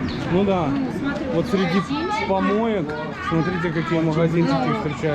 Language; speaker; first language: Russian; native; Russian